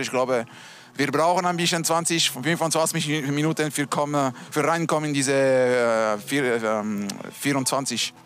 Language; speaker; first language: German; non-native, local second language; Italian